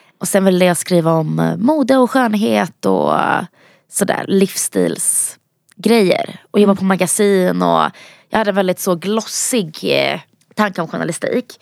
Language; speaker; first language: Swedish; early bilingual, other home language; Bosnian